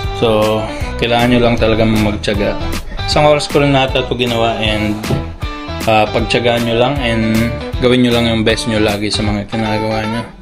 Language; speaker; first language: Filipino; native; Filipino